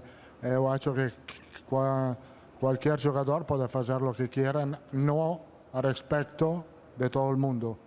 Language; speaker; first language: Portuguese; non-native, fluent; Italian